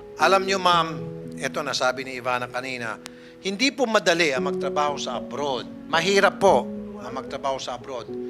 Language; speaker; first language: Filipino; native; Filipino